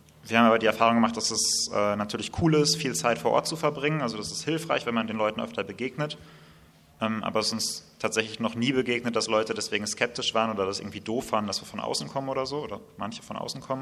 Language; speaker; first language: German; native; German